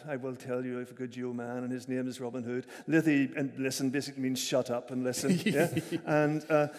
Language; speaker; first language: English; native; English